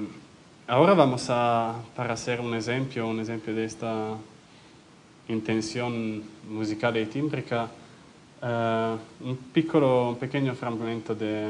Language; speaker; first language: Spanish; non-native, fluent; Italian